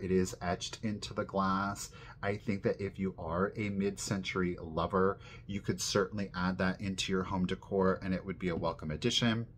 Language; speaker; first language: English; native; English